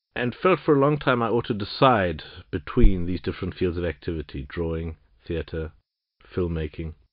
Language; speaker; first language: English; native; English